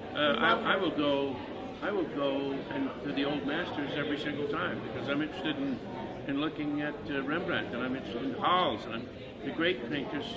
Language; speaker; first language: English; early bilingual, other home language; Italian